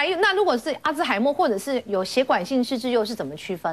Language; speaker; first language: Chinese; native; Chinese